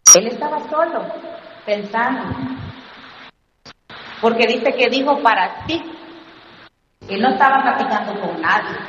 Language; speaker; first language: Spanish; native; Spanish